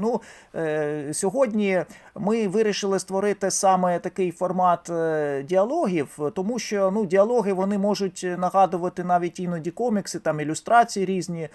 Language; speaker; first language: Ukrainian; native; Ukrainian